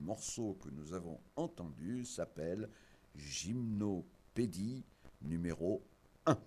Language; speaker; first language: French; native; French